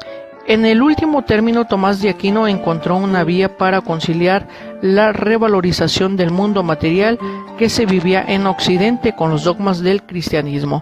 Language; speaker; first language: Spanish; native; Spanish